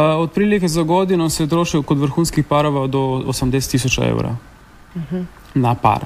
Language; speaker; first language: Serbian; early bilingual, heritage; Slovenian